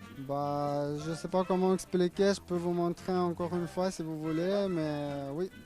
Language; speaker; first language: French; non-native, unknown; Ukrainian